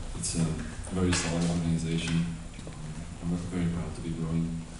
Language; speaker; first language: English; non-native, fluent; Slovak